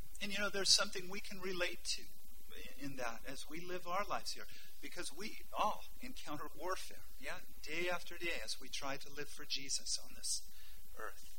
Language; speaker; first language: English; native; English